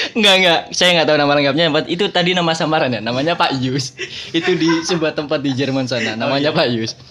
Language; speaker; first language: Indonesian; non-native, local second language; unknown